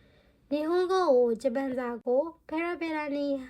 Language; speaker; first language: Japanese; non-native, fluent; Burmese